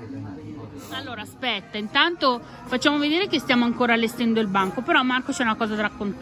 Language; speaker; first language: Italian; native; Italian